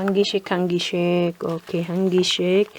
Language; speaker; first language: Korean; non-native, learner; Filipino